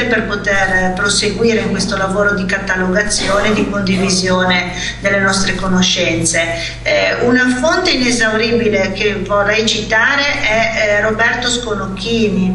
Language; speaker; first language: Italian; native; Italian